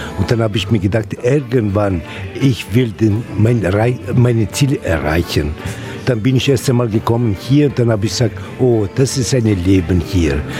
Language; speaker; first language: German; non-native, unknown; Italian